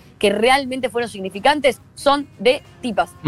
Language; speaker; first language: Spanish; native; Spanish